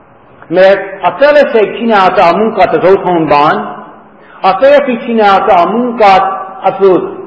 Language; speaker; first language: Hungarian; non-native, fluent; English